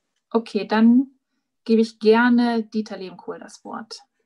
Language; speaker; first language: German; native; German